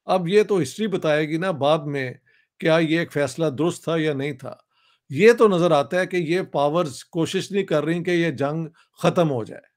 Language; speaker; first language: Urdu; non-native, local second language; Punjabi